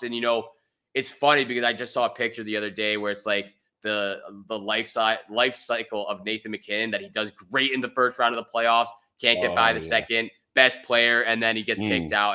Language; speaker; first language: English; native; English